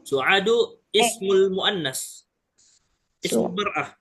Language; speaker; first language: Arabic; non-native, fluent; Indonesian